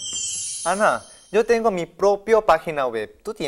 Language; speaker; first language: Spanish; non-native, fluent; Korean